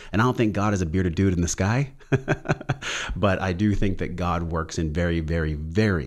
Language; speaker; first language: English; native; English